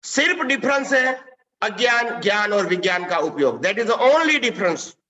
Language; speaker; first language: Hindi; non-native, local second language; Gujarati